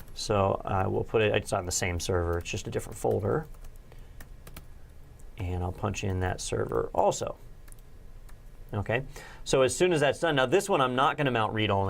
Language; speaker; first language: English; native; English